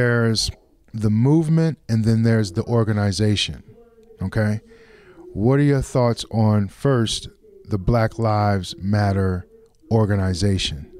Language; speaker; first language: English; native; English